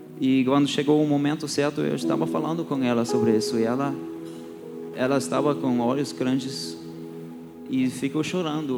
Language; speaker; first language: Portuguese; non-native, fluent; German